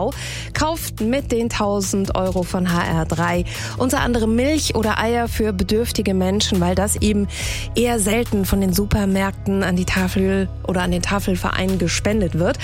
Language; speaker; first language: German; native; German